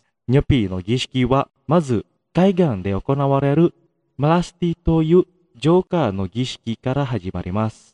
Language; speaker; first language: Japanese; non-native, fluent; Indonesian